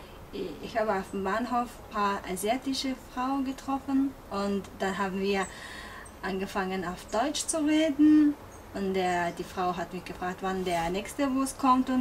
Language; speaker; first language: German; non-native, learner; Mongolian